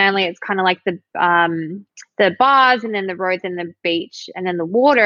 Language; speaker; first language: English; native; English